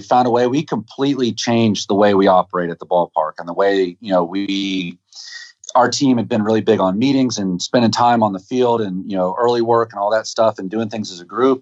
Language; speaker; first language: English; native; English